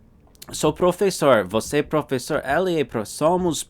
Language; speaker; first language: Portuguese; non-native, fluent; English